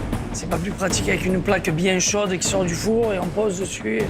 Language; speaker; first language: French; native; French